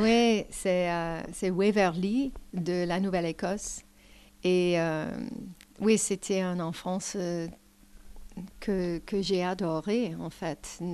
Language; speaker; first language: French; non-native, learner; English